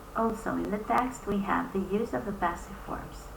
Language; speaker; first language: English; non-native, fluent; Albanian